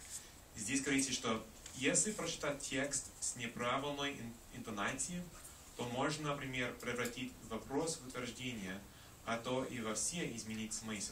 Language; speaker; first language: Russian; non-native, learner; English